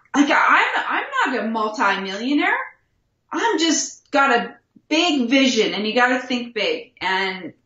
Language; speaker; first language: English; native; English